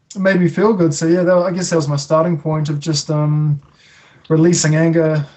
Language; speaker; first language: English; native; English